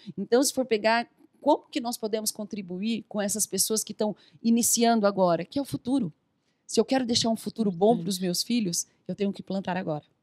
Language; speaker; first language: Portuguese; native; Portuguese